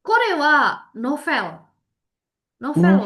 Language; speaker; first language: Japanese; non-native, learner; Indonesian